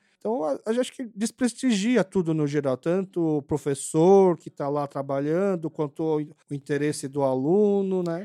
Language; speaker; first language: Portuguese; early bilingual, other home language; Korean